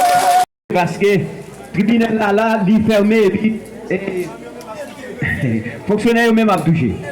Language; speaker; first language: French; non-native, local second language; Haitian Creole